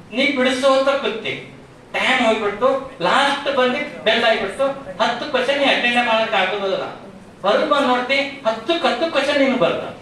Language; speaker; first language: Kannada; native; Kannada